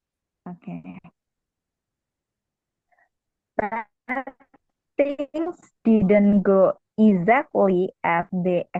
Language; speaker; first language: English; non-native, learner; Indonesian